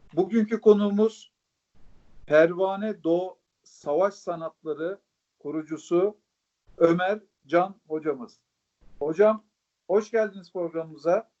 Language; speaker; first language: Turkish; native; Turkish